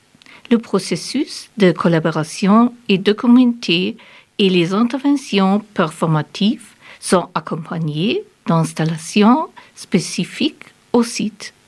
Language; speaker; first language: French; non-native, learner; German